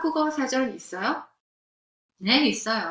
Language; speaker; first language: Korean; non-native, fluent; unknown